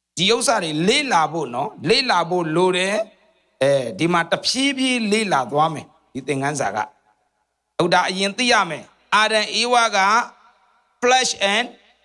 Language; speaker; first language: Burmese; non-native, local second language; Hakha Chin